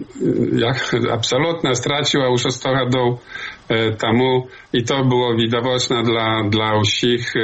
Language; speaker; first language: Polish; non-native, learner; Belarusian